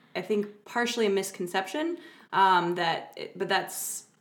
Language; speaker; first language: English; native; English